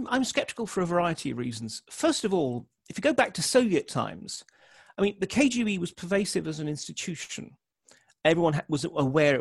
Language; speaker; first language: English; native; English